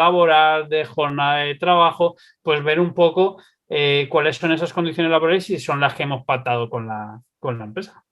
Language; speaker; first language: Spanish; native; Spanish